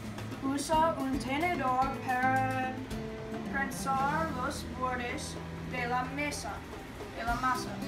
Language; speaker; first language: Spanish; non-native, learner; English